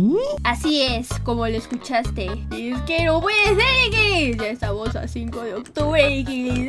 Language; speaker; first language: Spanish; native; Spanish